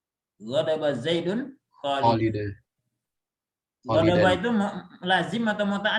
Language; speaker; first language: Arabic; non-native, fluent; Indonesian